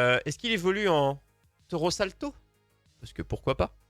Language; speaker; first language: French; native; French